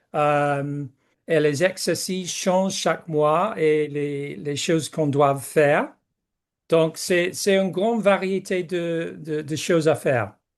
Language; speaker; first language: French; non-native, fluent; English